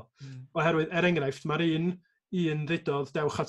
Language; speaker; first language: Welsh; native; Welsh